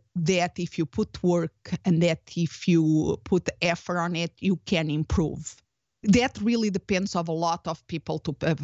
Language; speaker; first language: English; non-native, fluent; Portuguese